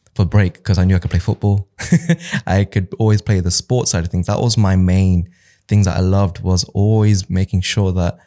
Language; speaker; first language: English; early bilingual, other home language; Hindi